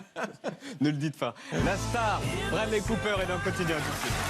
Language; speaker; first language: French; native; French